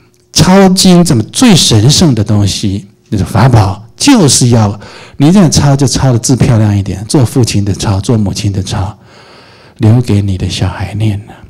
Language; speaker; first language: Chinese; native; Chinese